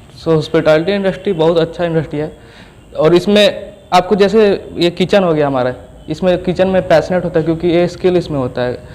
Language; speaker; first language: Hindi; native; Hindi